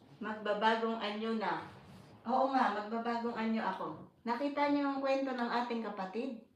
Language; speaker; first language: Filipino; non-native, local second language; Cebuano